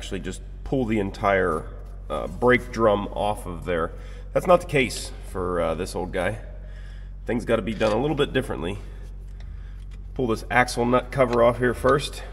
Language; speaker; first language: English; native; English